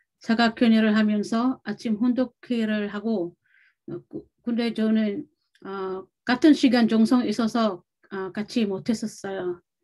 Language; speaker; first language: Korean; non-native, learner; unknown